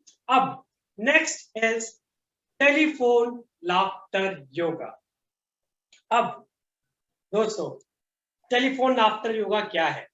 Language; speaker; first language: Hindi; native; Hindi